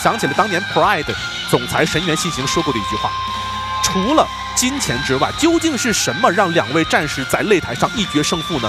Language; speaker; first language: Chinese; native; Chinese